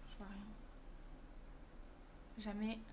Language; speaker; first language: French; native; French